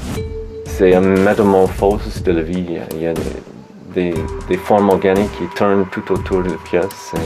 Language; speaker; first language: French; non-native, fluent; English